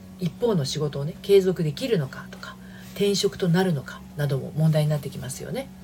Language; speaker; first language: Japanese; native; Japanese